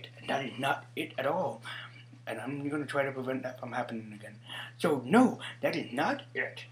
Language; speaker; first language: English; native; English